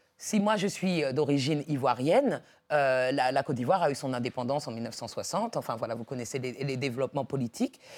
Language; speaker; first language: French; early bilingual, other home language; Dyula